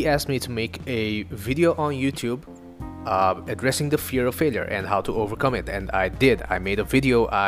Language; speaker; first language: English; non-native, local second language; Assamese